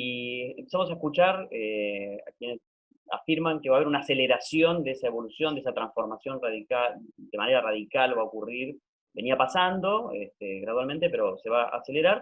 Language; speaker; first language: Spanish; native; Spanish